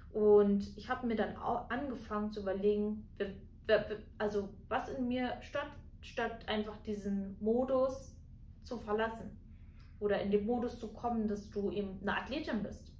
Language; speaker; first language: German; native; German